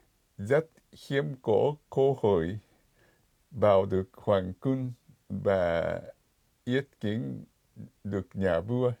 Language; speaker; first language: Vietnamese; non-native, fluent; Japanese